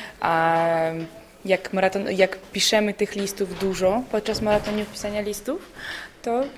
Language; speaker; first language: Polish; non-native, fluent; Belarusian